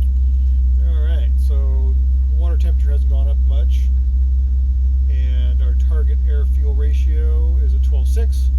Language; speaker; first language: English; native; English